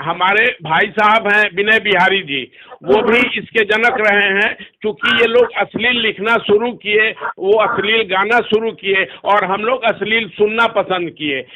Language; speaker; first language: Hindi; non-native, local second language; Bhojpuri